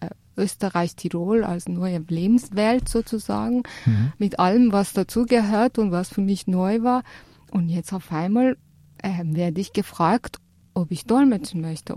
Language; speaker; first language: German; non-native, fluent; Persian